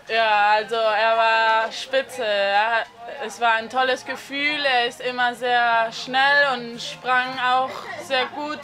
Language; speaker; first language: German; non-native, fluent; Spanish